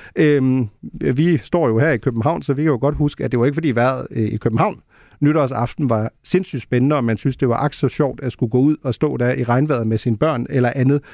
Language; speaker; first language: Danish; early bilingual, heritage; Danish